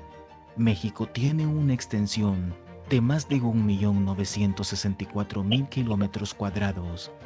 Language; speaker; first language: Spanish; non-native, fluent; Portuguese